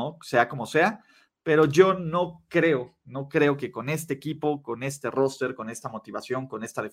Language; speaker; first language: Spanish; native; Spanish